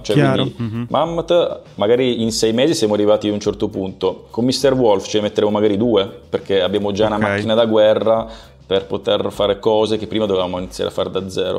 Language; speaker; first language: Italian; native; Italian